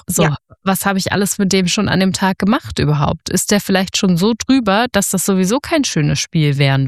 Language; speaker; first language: German; native; German